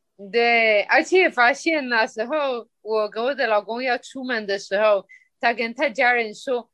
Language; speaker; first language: Chinese; non-native, fluent; Spanish